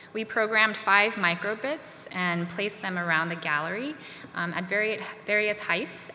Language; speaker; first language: English; native; English